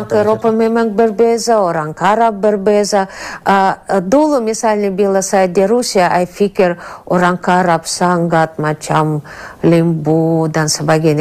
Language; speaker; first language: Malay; non-native, fluent; Russian